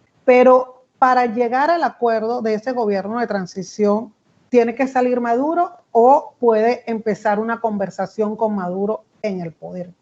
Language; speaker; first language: Spanish; native; Spanish